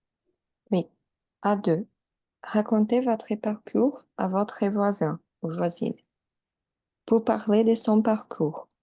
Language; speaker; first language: French; non-native, learner; Portuguese